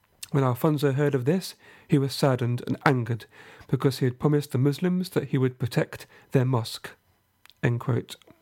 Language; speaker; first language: English; native; English